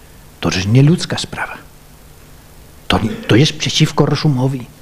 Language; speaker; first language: Polish; non-native, fluent; Spanish